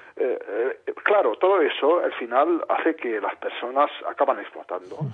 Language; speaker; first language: Spanish; non-native, fluent; Arabic